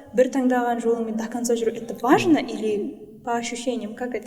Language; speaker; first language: Russian; non-native, local second language; Kazakh